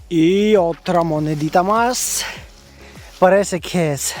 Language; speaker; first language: Spanish; non-native, learner; Russian